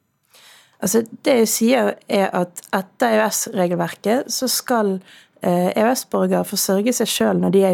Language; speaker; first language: Norwegian; native; Norwegian